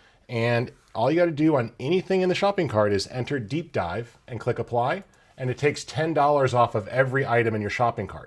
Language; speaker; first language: English; native; English